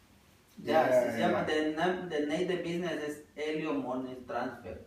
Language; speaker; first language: English; non-native, learner; Spanish